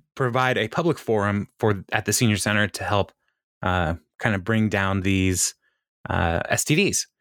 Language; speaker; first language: English; native; English